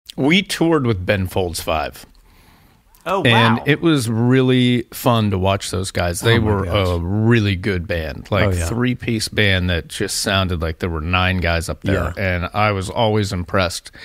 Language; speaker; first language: English; native; English